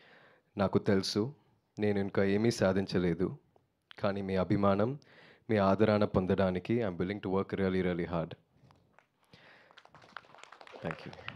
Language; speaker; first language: Telugu; non-native, learner; Tamil